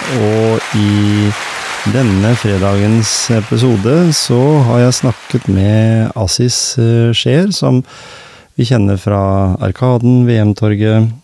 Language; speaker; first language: Norwegian; native; Norwegian